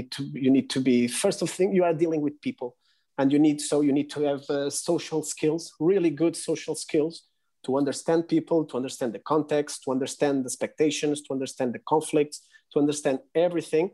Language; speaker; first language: English; non-native, fluent; Portuguese